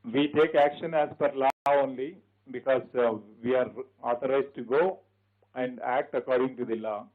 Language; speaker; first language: English; non-native, local second language; Telugu